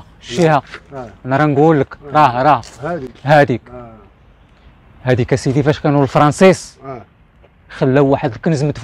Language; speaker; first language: Arabic; native; Arabic